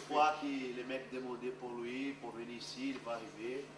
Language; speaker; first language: French; non-native, learner; Portuguese